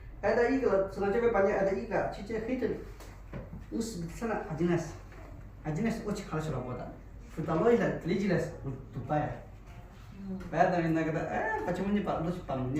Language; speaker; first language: Russian; non-native, learner; Chinese